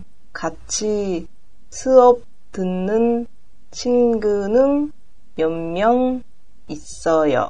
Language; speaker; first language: Korean; non-native, learner; Japanese